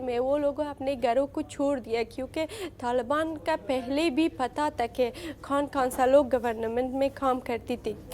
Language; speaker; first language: Hindi; non-native, learner; Persian